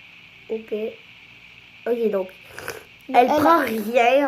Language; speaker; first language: French; native; French